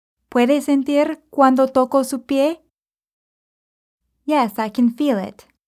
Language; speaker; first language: Spanish; non-native, fluent; English